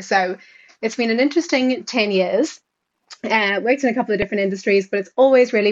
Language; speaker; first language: English; native; English